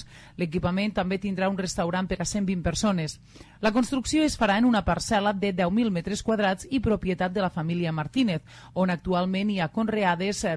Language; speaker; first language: Catalan; native; Catalan